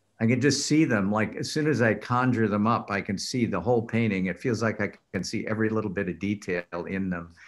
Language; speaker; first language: English; native; English